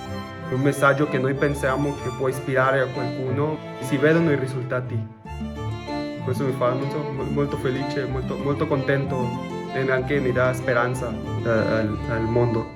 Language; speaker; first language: Italian; non-native, fluent; Spanish